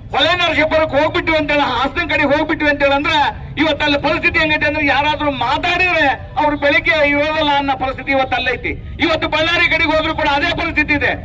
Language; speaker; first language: Kannada; native; Kannada